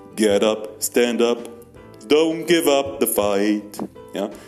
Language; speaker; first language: English; non-native, fluent; German